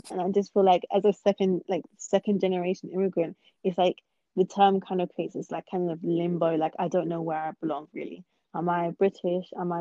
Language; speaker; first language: English; native; English